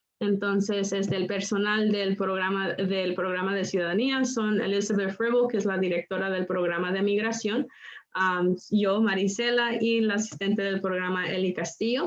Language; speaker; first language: Spanish; non-native, local second language; English